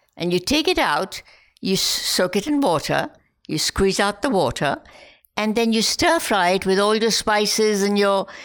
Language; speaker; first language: English; non-native, local second language; Hindi